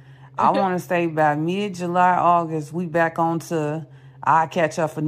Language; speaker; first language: English; native; English